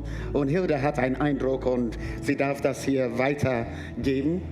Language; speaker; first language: German; non-native, fluent; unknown